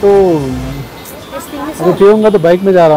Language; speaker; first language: Hindi; non-native, local second language; Telugu